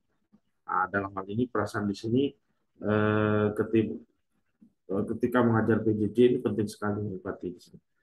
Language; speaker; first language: Indonesian; native; Indonesian